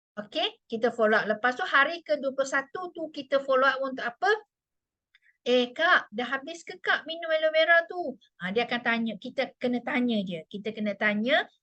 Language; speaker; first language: Malay; non-native, local second language; Chinese